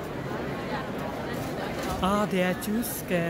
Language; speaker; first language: Danish; non-native, learner; Thai